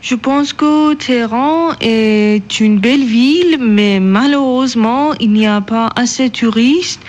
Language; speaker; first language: French; non-native, learner; Persian